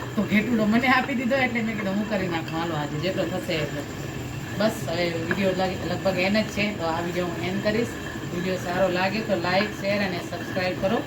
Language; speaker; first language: Gujarati; non-native, local second language; Kachhi